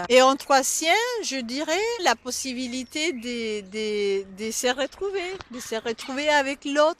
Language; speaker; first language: French; non-native, fluent; Spanish